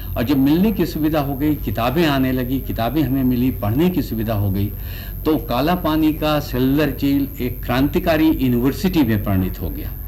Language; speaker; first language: Hindi; native; Hindi